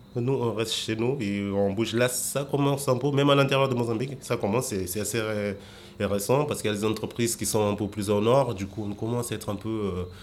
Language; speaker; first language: French; non-native, fluent; Portuguese